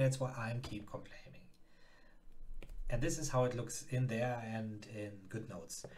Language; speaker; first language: English; non-native, fluent; German